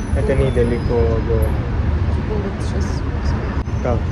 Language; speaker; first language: Russian; non-native, learner; Kannada